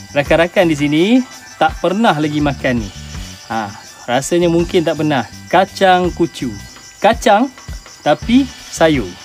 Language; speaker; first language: Malay; non-native, local second language; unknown